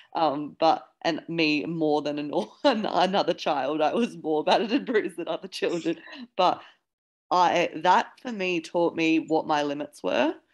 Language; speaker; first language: English; native; English